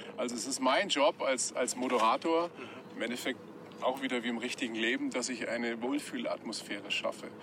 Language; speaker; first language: German; native; German